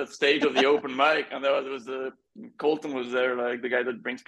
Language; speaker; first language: English; non-native, fluent; French